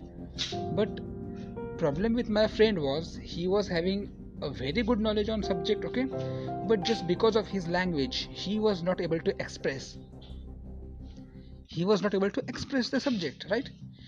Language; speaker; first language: English; non-native, local second language; Marathi